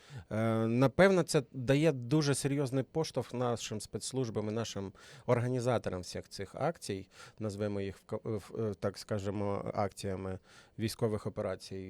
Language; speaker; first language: Ukrainian; native; Ukrainian